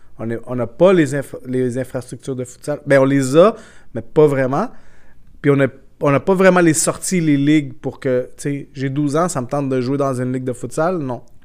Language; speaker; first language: French; early bilingual, other home language; Portuguese